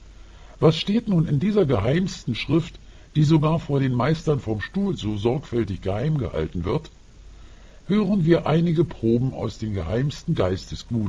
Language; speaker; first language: German; native; German